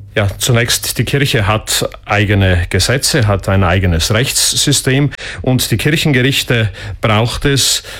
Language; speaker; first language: German; native; German